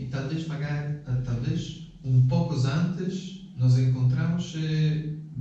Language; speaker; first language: Portuguese; non-native, fluent; Italian